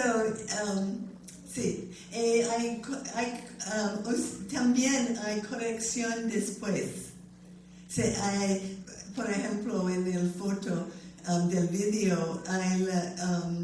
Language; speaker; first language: Spanish; non-native, learner; English